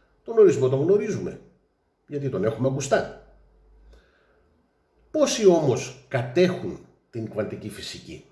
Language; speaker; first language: Greek; native; Greek